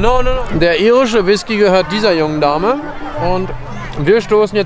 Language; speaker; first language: German; native; German